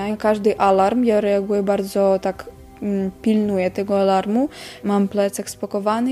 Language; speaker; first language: Polish; non-native, learner; Ukrainian